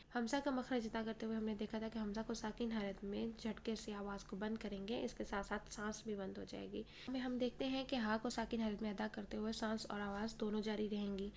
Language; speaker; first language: Urdu; native; Urdu